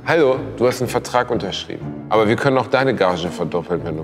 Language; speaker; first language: German; native; German